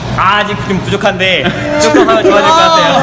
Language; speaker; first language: Korean; native; Korean